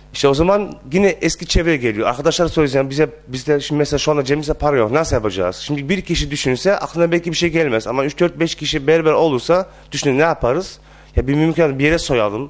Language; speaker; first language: Turkish; early bilingual, heritage; Turkish